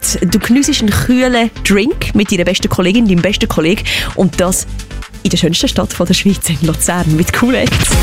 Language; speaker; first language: German; native; German